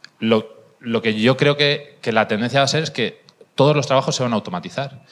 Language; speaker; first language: Spanish; native; Spanish